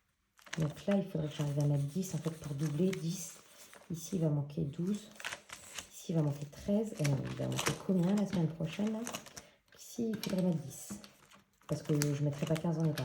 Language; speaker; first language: French; native; French